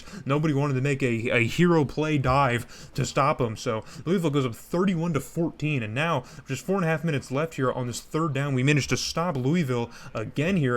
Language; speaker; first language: English; native; English